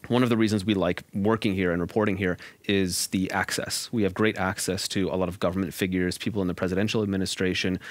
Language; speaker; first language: English; native; English